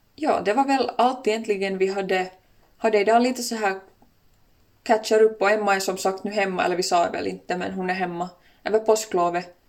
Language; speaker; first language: Swedish; native; Swedish